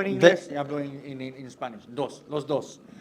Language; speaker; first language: Spanish; non-native, learner; English